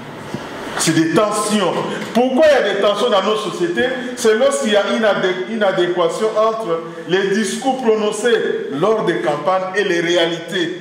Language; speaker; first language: French; non-native, local second language; Lingala